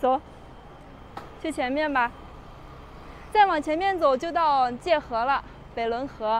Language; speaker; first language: Chinese; native; Chinese